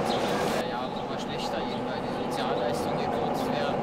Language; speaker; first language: German; native; German